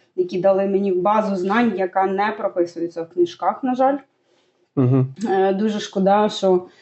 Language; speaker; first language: Ukrainian; native; Ukrainian